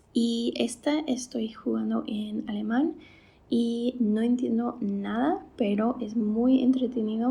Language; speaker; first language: Spanish; non-native, fluent; English